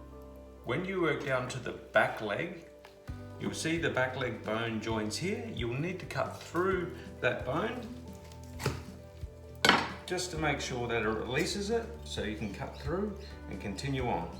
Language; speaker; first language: English; native; English